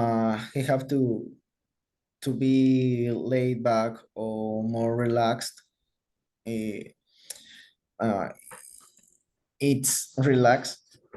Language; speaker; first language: English; non-native, learner; Spanish